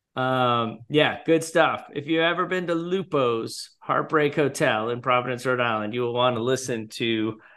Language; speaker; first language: English; native; English